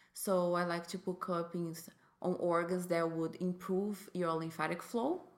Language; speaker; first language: English; non-native, fluent; Portuguese